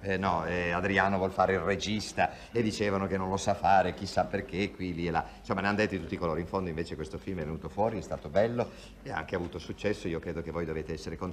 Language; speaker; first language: Italian; native; Italian